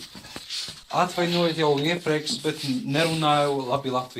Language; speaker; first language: Latvian; non-native, learner; Czech